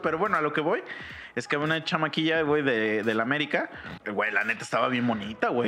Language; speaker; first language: Spanish; native; Spanish